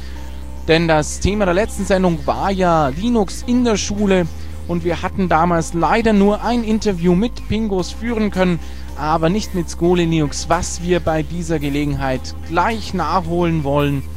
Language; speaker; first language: German; native; German